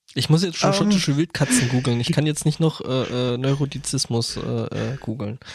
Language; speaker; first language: German; native; German